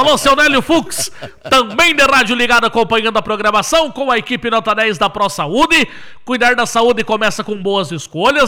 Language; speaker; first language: Portuguese; native; Portuguese